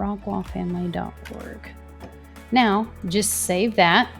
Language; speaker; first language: English; native; English